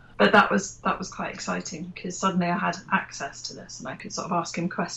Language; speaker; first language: English; native; English